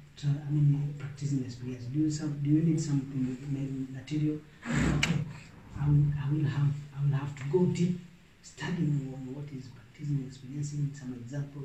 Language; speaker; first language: English; non-native, local second language; Swahili